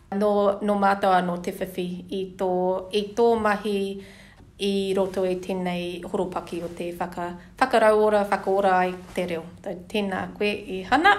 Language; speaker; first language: Māori; non-native, local second language; English